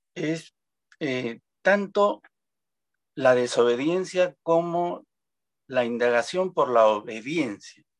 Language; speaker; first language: Spanish; native; Spanish